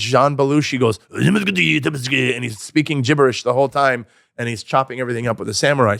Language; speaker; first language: English; native; English